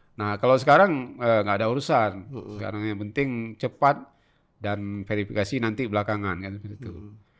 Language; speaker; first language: Indonesian; non-native, local second language; Achinese